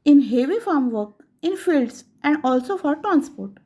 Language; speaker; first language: English; non-native, local second language; Marathi